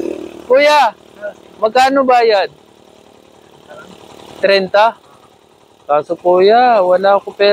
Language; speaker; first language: Filipino; non-native, learner; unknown